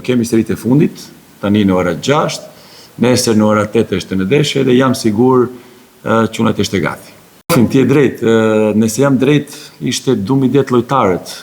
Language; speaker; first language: Albanian; non-native, learner; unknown